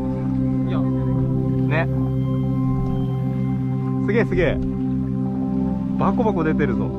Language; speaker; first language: Japanese; native; Japanese